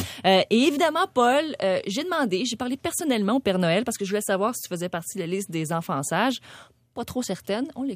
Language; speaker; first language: French; native; French